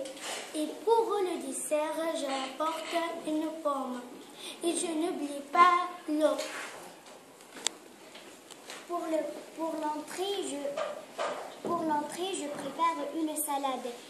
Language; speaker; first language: French; non-native, learner; Arabic